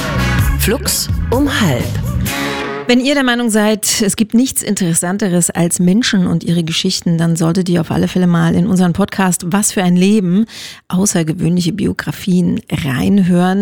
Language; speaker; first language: German; native; German